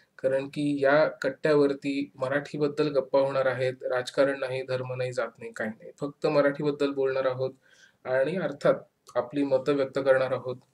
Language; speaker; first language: Marathi; native; Marathi